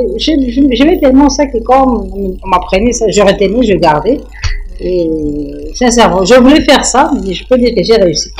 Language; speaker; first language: French; non-native, local second language; Lingala